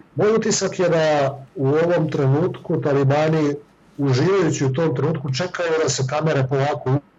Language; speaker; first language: Serbian; native; Serbian